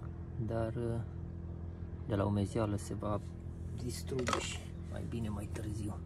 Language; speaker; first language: Romanian; native; Romanian